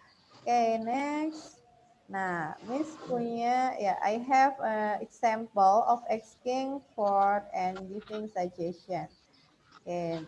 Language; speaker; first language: English; non-native, fluent; Indonesian